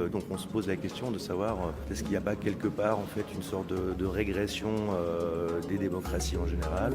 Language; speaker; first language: French; native; French